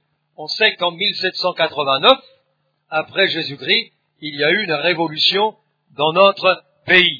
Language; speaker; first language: French; native; French